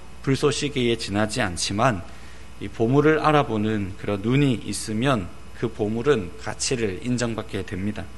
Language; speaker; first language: Korean; native; Korean